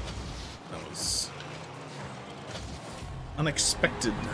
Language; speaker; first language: English; native; English